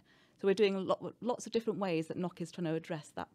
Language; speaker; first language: English; native; English